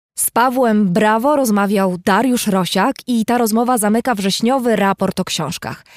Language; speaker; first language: Polish; native; Polish